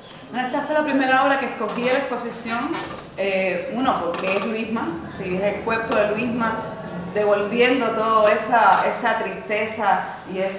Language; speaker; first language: Spanish; native; Spanish